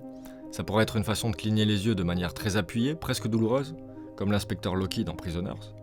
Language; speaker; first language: French; native; French